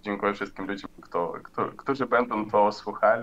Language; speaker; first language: Polish; non-native, learner; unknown